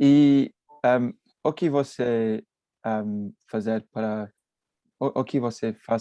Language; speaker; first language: Portuguese; non-native, learner; English